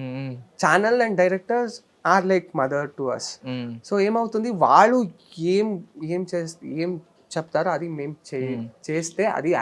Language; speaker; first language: Telugu; non-native, learner; Kannada